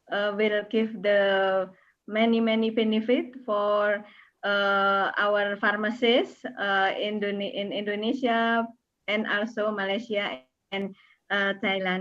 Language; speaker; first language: English; non-native, learner; Indonesian